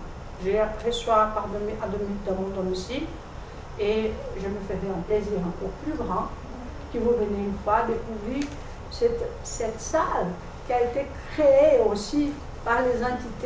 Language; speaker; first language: French; non-native, fluent; Portuguese